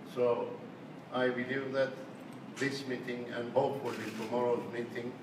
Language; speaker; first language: English; non-native, fluent; Turkish